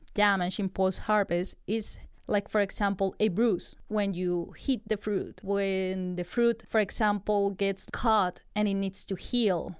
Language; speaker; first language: English; non-native, fluent; Spanish